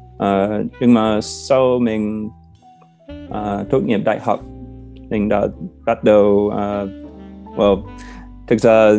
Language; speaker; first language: Vietnamese; non-native, fluent; English